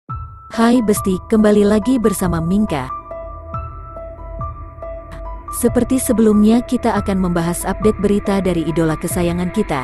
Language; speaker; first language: Indonesian; native; Indonesian